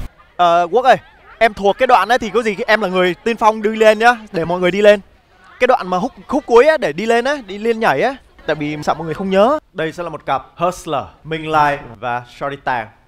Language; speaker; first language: Vietnamese; native; Vietnamese